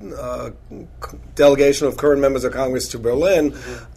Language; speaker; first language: English; non-native, fluent; German